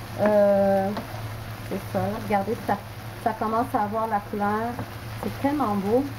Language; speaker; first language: French; non-native, fluent; Portuguese